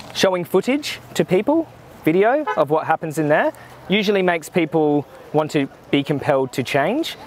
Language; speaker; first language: English; native; English